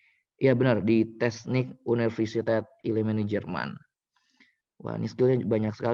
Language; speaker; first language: Indonesian; native; Indonesian